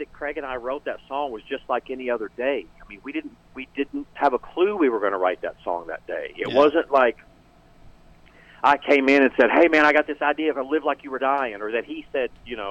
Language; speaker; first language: English; native; English